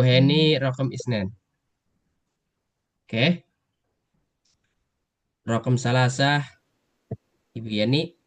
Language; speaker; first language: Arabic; non-native, fluent; Indonesian